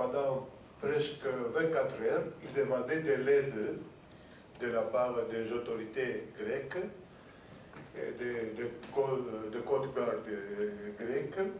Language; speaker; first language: French; non-native, fluent; Greek